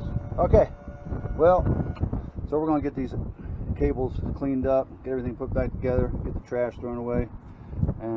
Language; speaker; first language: English; native; English